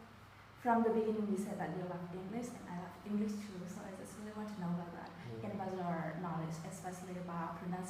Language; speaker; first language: English; non-native, fluent; Vietnamese